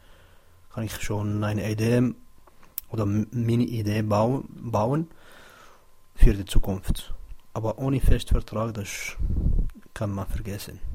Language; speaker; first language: German; non-native, learner; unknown